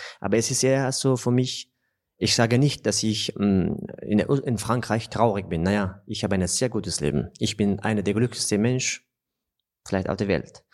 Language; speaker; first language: German; non-native, fluent; Persian